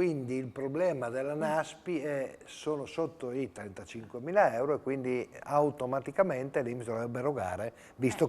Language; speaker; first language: Italian; native; Italian